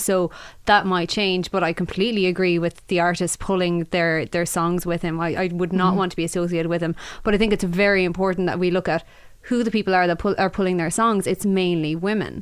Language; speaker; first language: English; native; English